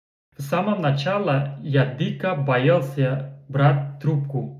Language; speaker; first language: Russian; non-native, learner; Kazakh